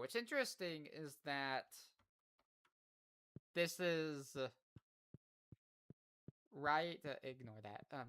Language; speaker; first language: English; native; English